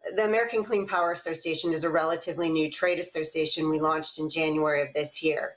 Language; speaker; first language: English; native; English